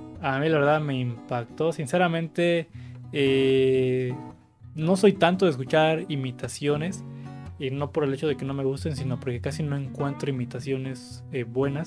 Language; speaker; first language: Spanish; native; Spanish